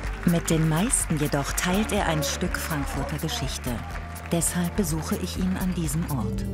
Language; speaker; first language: German; native; German